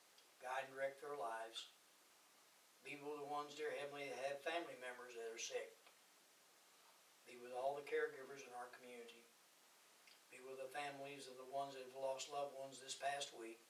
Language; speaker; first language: English; native; English